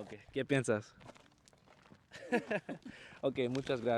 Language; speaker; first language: Spanish; non-native, learner; English